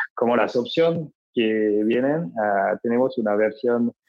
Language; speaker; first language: Spanish; non-native, fluent; French